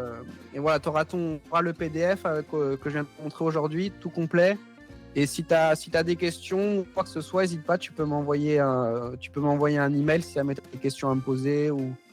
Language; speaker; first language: French; native; French